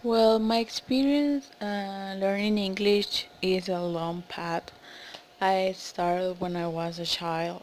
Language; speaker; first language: English; non-native, learner; Spanish